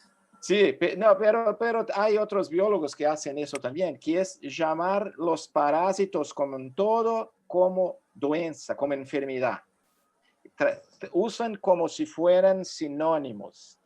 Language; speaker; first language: Spanish; non-native, fluent; Portuguese